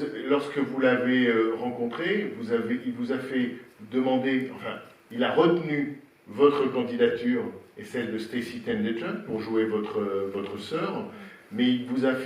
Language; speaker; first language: French; native; French